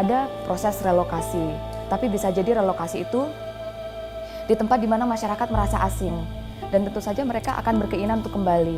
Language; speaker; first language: Indonesian; native; Indonesian